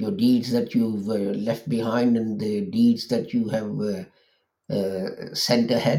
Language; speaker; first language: English; non-native, local second language; Urdu